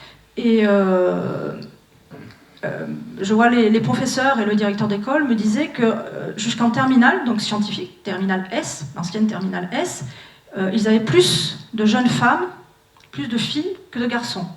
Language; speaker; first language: French; native; French